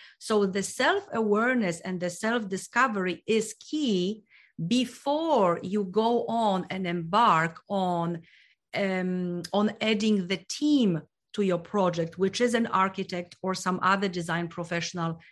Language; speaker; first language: English; non-native, fluent; Polish